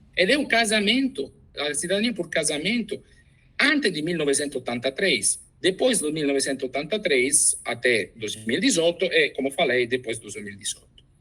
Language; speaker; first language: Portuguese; non-native, fluent; Italian